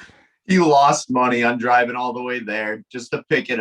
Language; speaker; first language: English; native; English